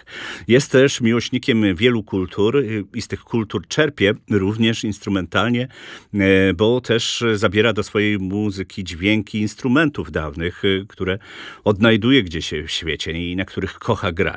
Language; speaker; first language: Polish; native; Polish